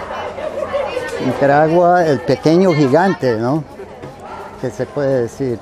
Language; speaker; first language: Spanish; non-native, fluent; English